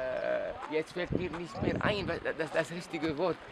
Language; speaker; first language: German; non-native, fluent; Arabic